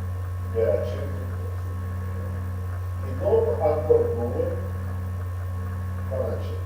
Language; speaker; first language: Italian; non-native, learner; Russian